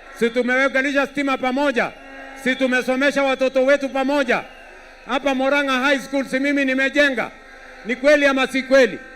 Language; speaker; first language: Swahili; non-native, local second language; Kalenjin